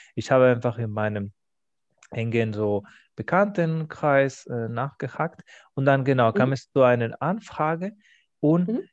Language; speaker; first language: German; non-native, fluent; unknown